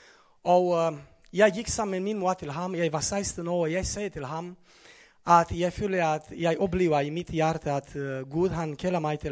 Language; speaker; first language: Norwegian; non-native, fluent; Romanian